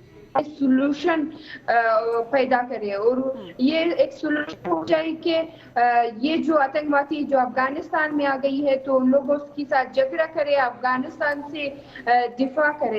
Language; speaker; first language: Hindi; non-native, fluent; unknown